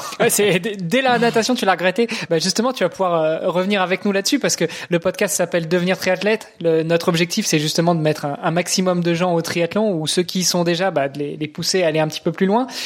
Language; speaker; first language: French; native; French